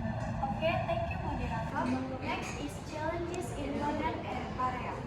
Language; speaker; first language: English; non-native, learner; Indonesian